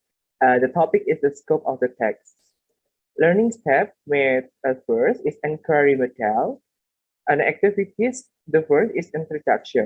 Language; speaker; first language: English; non-native, learner; Indonesian